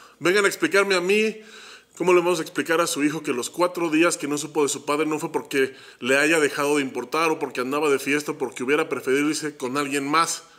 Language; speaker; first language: Spanish; native; Spanish